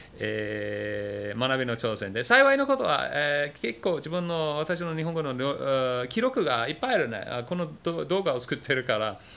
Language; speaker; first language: Japanese; non-native, fluent; English